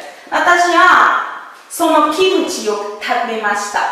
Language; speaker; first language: Japanese; non-native, learner; Vietnamese